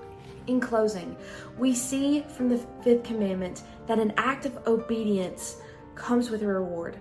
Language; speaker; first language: English; native; English